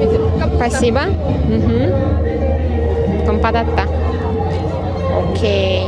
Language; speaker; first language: Korean; non-native, learner; Russian